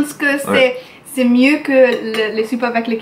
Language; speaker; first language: French; non-native, learner; English